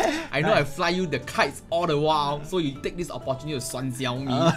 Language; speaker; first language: English; non-native, local second language; Chinese